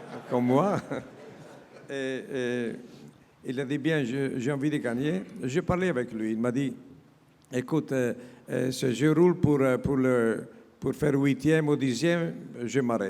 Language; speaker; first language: French; non-native, learner; Italian